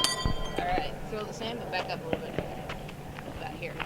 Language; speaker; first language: English; native; English